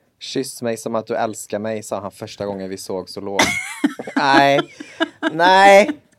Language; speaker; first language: Swedish; native; Swedish